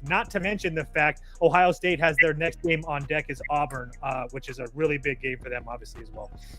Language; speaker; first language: English; native; English